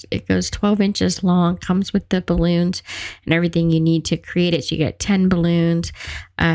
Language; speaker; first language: English; native; English